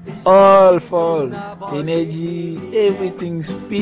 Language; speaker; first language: English; non-native, learner; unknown